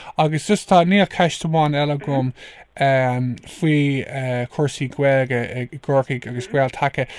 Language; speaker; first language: Irish; non-native, local second language; English